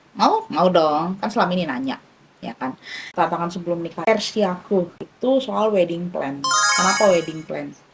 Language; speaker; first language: Indonesian; native; Indonesian